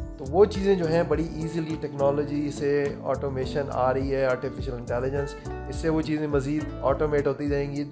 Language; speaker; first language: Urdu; native; Urdu